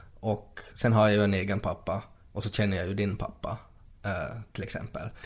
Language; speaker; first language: Swedish; native; Swedish